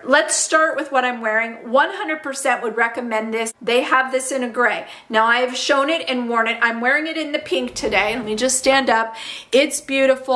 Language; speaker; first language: English; native; English